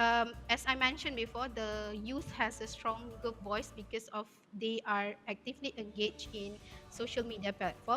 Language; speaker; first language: English; non-native, fluent; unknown